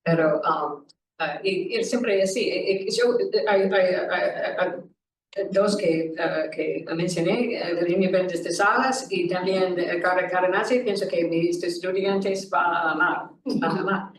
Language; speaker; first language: Spanish; non-native, learner; English